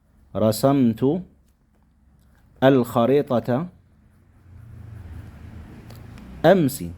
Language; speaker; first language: Arabic; non-native, fluent; Indonesian